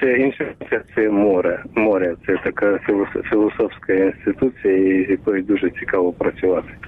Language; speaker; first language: Ukrainian; early bilingual, heritage; Ukrainian